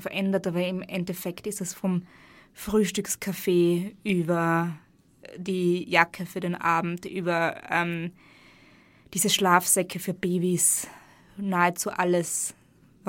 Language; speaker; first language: German; native; German